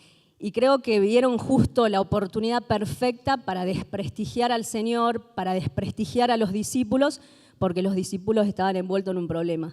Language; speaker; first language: Spanish; native; Spanish